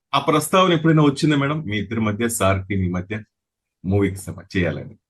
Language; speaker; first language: Telugu; native; Telugu